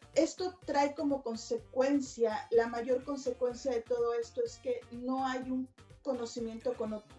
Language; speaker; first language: Spanish; native; Spanish